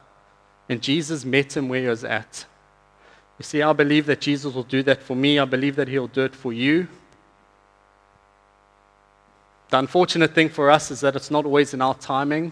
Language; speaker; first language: English; native; English